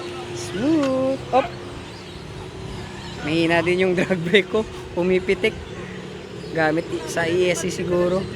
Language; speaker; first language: Filipino; native; Filipino